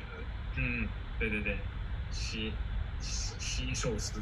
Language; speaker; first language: Chinese; non-native, fluent; Japanese